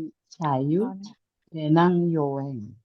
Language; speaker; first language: Korean; non-native, learner; Indonesian